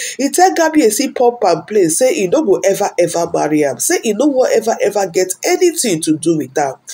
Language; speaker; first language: Nigerian Pidgin; non-native, local second language; Yoruba